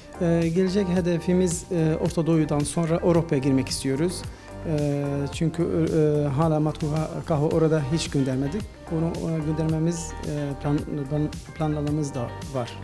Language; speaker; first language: Turkish; non-native, learner; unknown